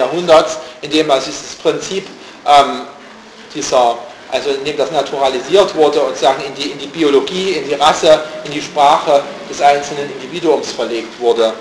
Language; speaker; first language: German; native; German